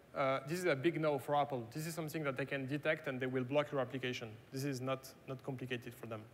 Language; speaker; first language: English; non-native, fluent; German